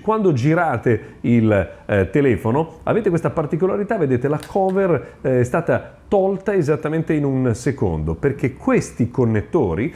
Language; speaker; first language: Italian; native; Italian